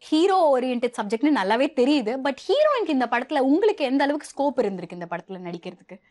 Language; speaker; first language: Tamil; native; Tamil